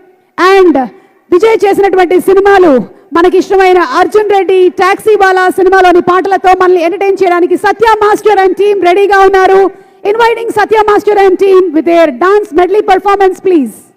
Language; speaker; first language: Telugu; native; Telugu